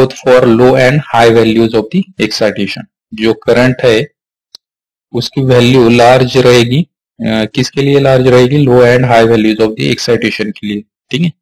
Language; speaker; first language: Hindi; non-native, local second language; Marathi